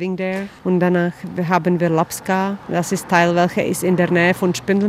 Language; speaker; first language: German; non-native, learner; Czech